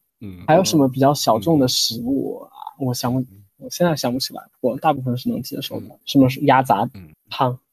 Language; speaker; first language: Chinese; non-native, fluent; English